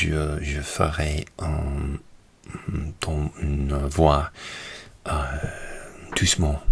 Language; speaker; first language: French; non-native, learner; English